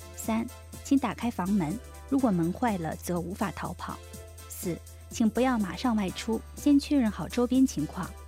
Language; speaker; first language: Chinese; native; Chinese